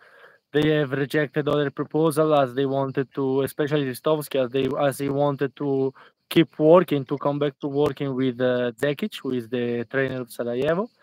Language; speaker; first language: English; non-native, fluent; Italian